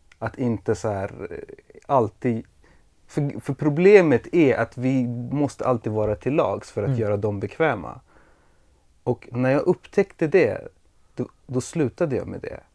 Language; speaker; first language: Swedish; early bilingual, other home language; Persian